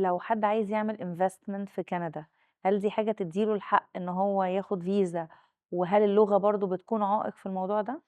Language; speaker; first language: Arabic; native; Arabic